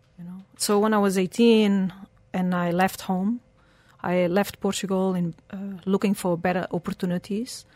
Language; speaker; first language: English; non-native, fluent; Portuguese